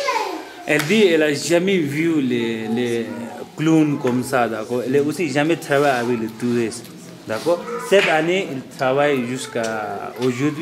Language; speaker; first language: French; non-native, learner; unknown